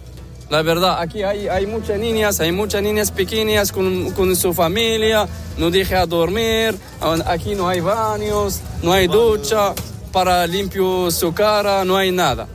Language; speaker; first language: Spanish; non-native, learner; Arabic